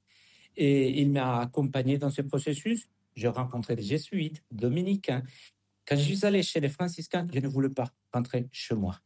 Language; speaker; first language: French; non-native, fluent; Spanish